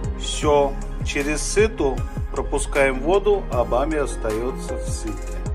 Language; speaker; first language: Russian; non-native, fluent; Hindi